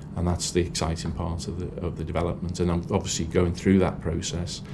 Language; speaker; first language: English; native; English